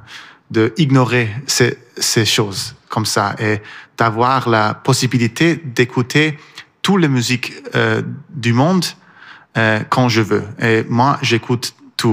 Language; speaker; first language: French; non-native, learner; Persian